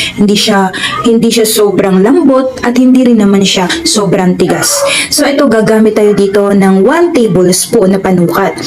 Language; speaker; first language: Filipino; non-native, local second language; Waray